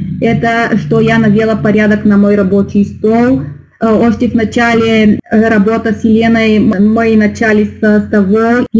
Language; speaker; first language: Russian; non-native, learner; Bulgarian